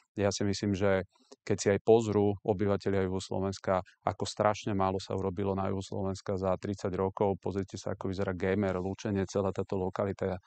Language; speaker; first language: Slovak; native; Slovak